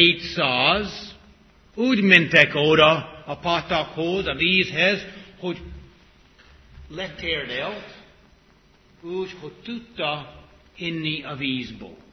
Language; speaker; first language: Hungarian; non-native, fluent; English